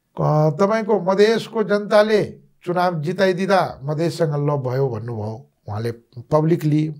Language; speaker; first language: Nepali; non-native, local second language; Maithili